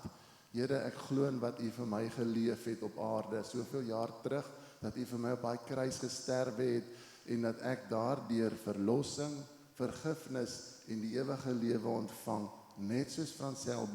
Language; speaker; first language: Afrikaans; native; Afrikaans